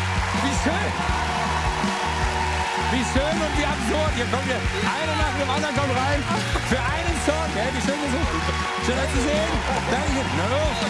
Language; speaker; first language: German; native; German